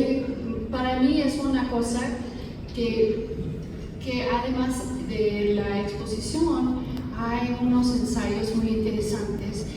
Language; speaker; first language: Spanish; non-native, fluent; English